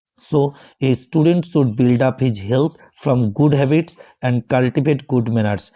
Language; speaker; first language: English; non-native, local second language; Bangla